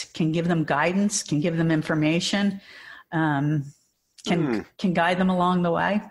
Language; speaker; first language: English; native; English